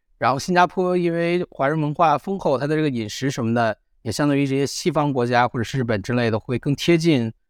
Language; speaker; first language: Chinese; native; Chinese